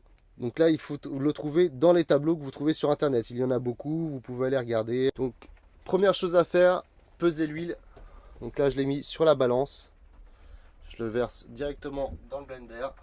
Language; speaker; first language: French; native; French